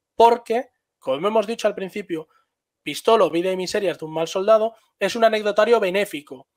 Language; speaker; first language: Spanish; native; Spanish